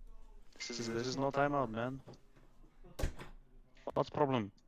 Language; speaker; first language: English; non-native, fluent; Icelandic